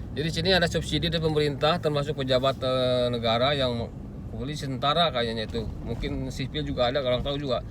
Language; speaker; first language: Indonesian; native; Indonesian